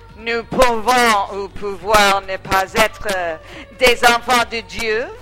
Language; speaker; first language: French; non-native, learner; English